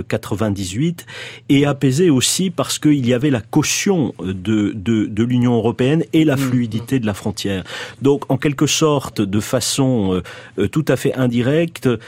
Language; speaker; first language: French; native; French